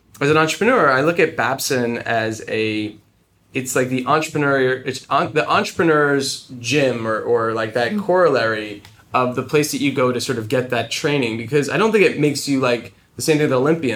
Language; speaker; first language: English; native; English